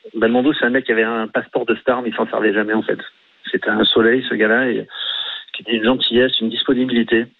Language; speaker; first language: French; native; French